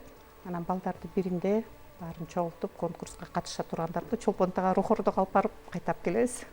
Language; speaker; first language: Kyrgyz; native; Kyrgyz